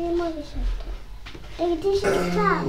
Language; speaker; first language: Polish; early bilingual, heritage; Polish